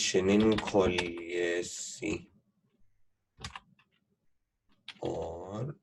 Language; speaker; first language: Turkish; non-native, fluent; Urdu